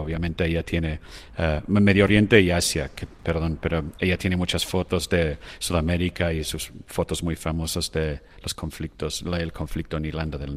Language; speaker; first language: Spanish; non-native, fluent; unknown